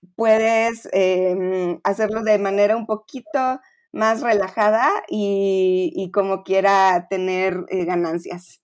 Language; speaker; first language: Spanish; native; Spanish